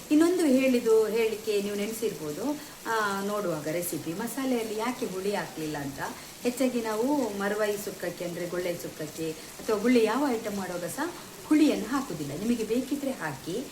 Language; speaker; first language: Kannada; non-native, local second language; Tulu